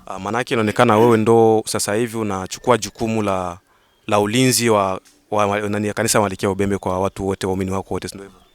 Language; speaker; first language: Swahili; native; Swahili